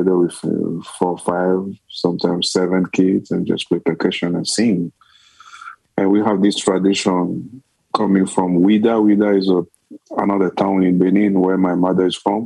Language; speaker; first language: English; non-native, fluent; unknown